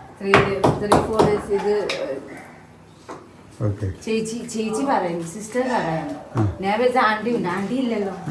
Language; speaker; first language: Malayalam; non-native, learner; Nepali